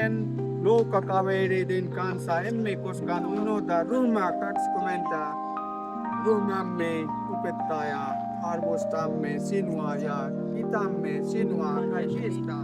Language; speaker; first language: Finnish; non-native, learner; Hindi